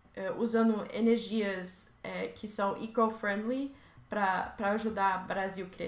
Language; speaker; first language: Portuguese; early bilingual, heritage; Portuguese